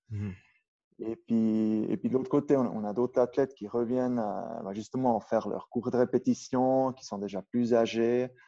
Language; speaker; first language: French; non-native, local second language; Swiss German